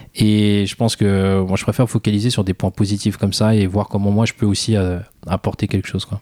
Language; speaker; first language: French; early bilingual, other home language; Khmer